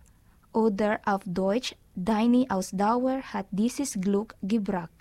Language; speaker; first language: German; non-native, learner; Filipino